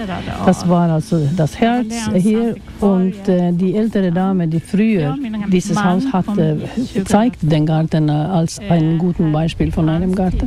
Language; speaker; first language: German; non-native, fluent; Swedish